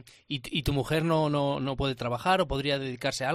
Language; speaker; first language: Spanish; native; Spanish